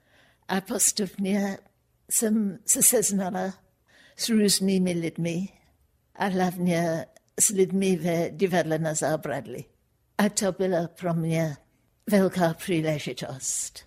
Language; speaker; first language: Czech; non-native, fluent; English